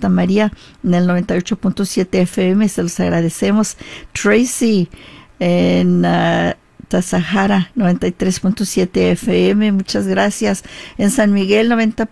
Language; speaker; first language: Spanish; early bilingual, heritage; Spanish